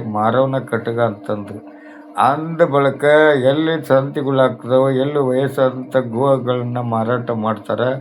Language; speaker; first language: Kannada; native; Kannada